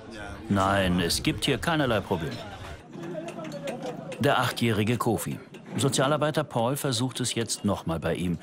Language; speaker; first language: German; native; German